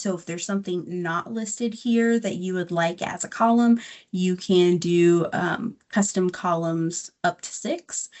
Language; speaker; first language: English; native; English